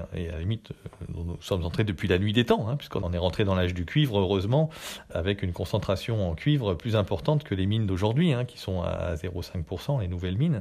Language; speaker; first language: French; native; French